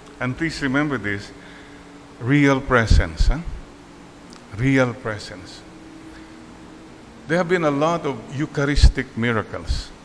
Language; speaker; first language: English; non-native, local second language; Filipino